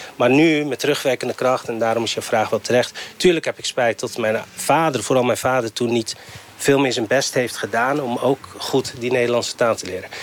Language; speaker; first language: Dutch; early bilingual, other home language; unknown